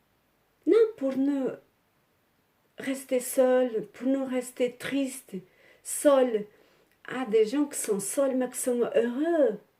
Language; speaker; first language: French; non-native, learner; Portuguese